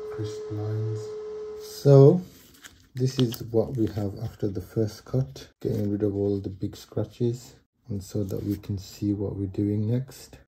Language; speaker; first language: English; native; English